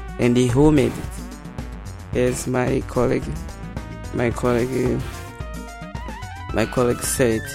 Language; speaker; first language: English; non-native, learner; Portuguese